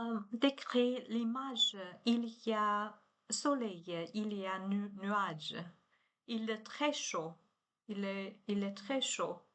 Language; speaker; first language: French; non-native, learner; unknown